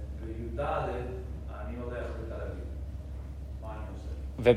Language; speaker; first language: Hebrew; non-native, learner; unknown